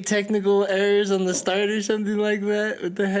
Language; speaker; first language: English; native; English